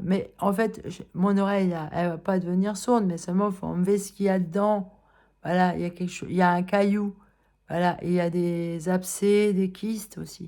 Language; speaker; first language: French; native; French